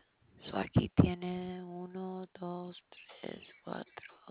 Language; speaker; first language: Spanish; early bilingual, heritage; Spanish